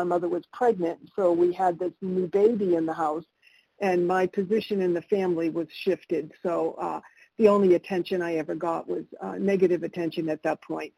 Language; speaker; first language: English; early bilingual, other home language; Italian